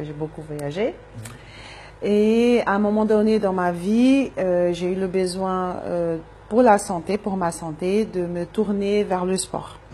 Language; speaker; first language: French; non-native, fluent; Portuguese